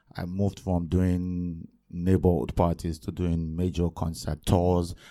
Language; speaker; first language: English; non-native, local second language; Yoruba